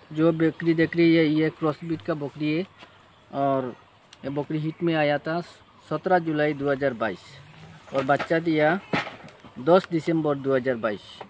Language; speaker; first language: Hindi; non-native, local second language; Bangla